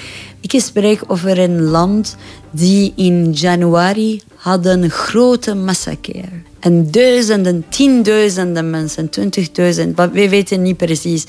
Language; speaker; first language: Dutch; non-native, fluent; Persian